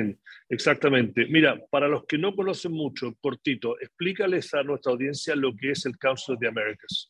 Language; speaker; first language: Spanish; native; Spanish